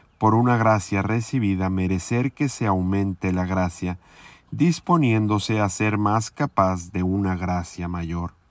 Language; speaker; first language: Spanish; native; Spanish